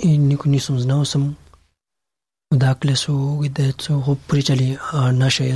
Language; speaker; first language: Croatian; non-native, learner; Pashto